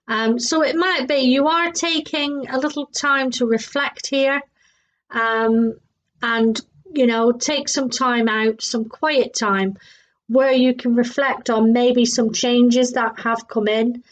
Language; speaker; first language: English; native; English